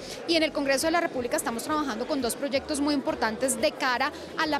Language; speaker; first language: Spanish; native; Spanish